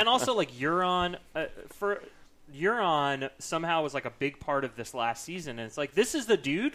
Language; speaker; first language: English; native; English